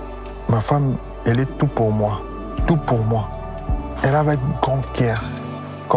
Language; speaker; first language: French; non-native, local second language; Lingala